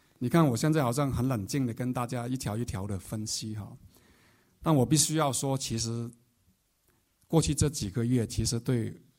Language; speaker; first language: Chinese; non-native, local second language; Cantonese